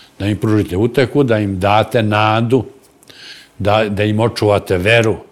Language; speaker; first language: Serbian; native; Serbian